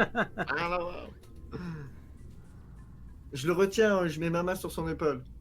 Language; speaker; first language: French; native; French